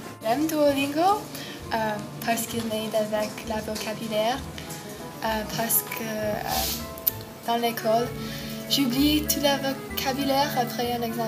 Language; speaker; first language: French; non-native, learner; English